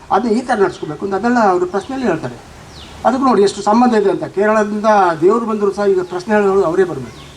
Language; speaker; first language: Kannada; non-native, local second language; Kodava